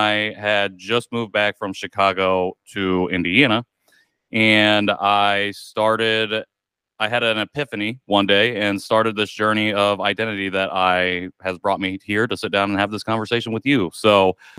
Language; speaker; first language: English; native; English